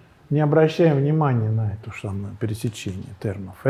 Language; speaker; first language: Russian; native; Russian